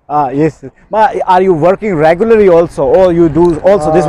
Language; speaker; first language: English; non-native, local second language; Urdu